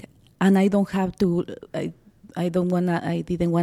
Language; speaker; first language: English; non-native, fluent; Spanish